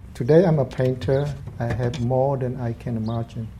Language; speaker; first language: English; non-native, fluent; Khmer